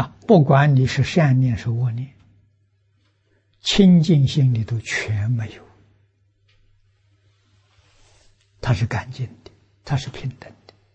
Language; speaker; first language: Chinese; native; Chinese